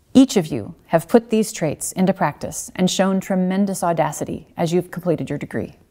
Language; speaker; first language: English; native; English